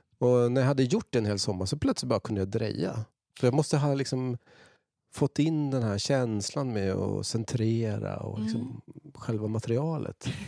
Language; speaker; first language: Swedish; native; Swedish